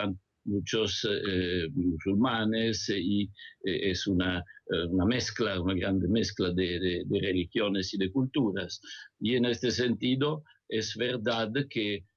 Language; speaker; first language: Spanish; non-native, fluent; Italian